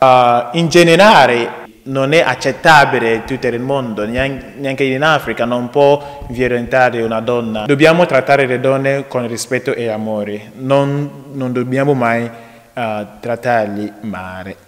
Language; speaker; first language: Italian; non-native, learner; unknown